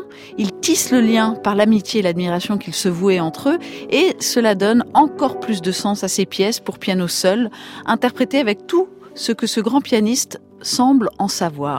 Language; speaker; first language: French; native; French